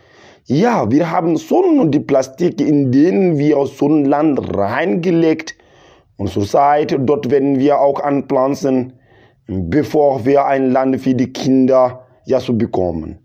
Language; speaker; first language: German; non-native, local second language; Bambara